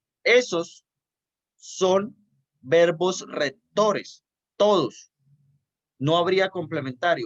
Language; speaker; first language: Spanish; native; Spanish